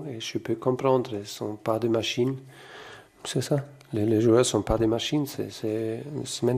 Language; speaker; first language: French; non-native, fluent; German